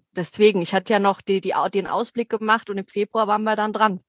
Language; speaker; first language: German; native; German